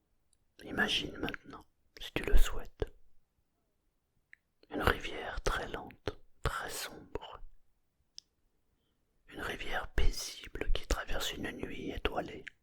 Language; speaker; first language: French; native; French